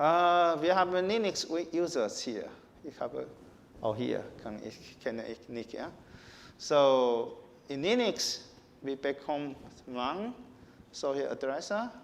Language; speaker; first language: German; non-native, learner; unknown